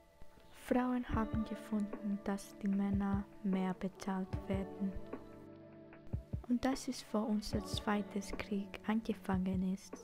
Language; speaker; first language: German; non-native, learner; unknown